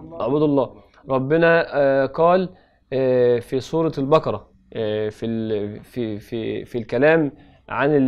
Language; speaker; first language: Arabic; native; Arabic